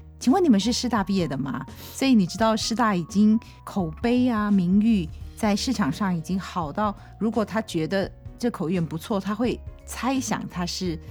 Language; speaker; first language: Chinese; native; Chinese